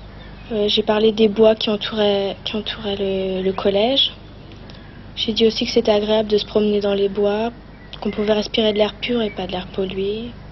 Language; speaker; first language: French; early bilingual, other home language; Portuguese